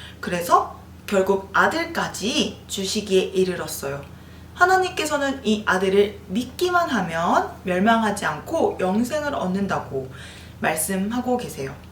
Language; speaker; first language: Korean; native; Korean